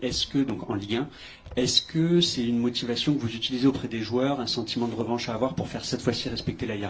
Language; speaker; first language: French; native; French